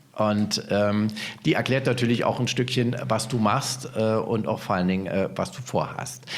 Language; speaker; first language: German; native; German